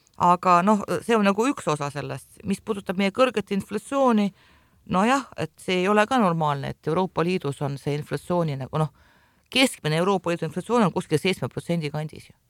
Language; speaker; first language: Estonian; non-native, local second language; Russian